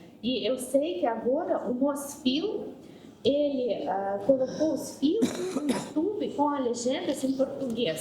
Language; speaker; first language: Portuguese; non-native, fluent; Russian